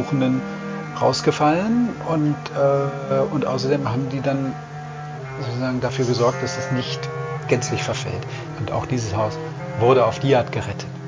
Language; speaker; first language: German; native; German